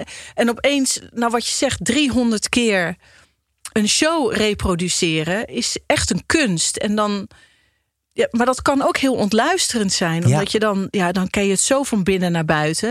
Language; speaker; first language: Dutch; native; Dutch